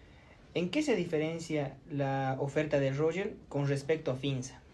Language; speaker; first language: Spanish; native; Spanish